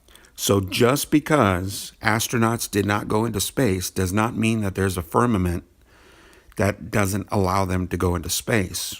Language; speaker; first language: English; native; English